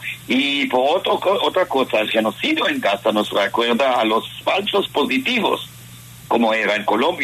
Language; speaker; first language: Spanish; non-native, fluent; Hebrew